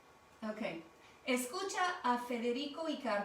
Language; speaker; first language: Spanish; non-native, fluent; English